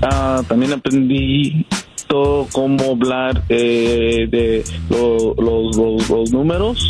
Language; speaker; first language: Spanish; non-native, learner; English